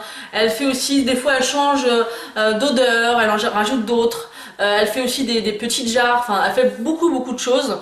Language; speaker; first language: French; native; French